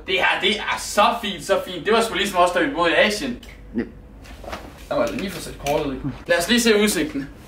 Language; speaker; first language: Danish; native; Danish